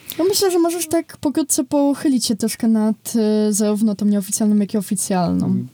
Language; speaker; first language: Polish; native; Polish